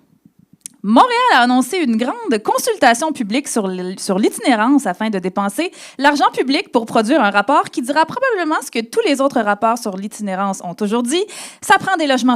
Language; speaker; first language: French; native; French